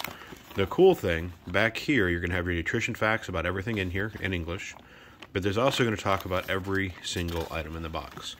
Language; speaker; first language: English; native; English